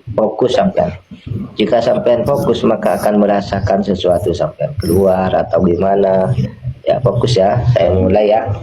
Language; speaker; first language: Indonesian; non-native, local second language; Madurese